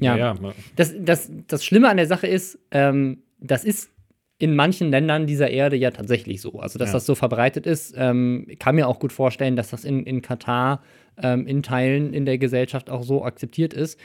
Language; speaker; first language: German; native; German